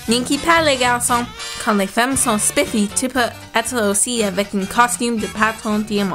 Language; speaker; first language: French; non-native, learner; English